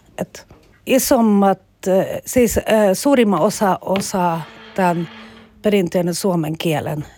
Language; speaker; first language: Finnish; early bilingual, heritage; Finnish